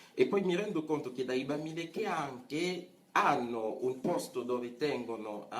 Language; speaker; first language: Italian; non-native, fluent; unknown